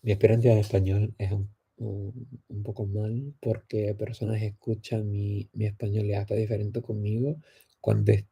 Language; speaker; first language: Spanish; non-native, fluent; English